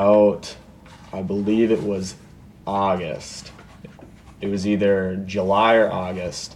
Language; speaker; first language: English; native; English